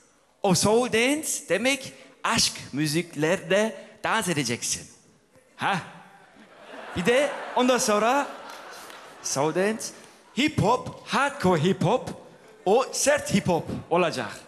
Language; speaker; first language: Turkish; early bilingual, heritage; Turkish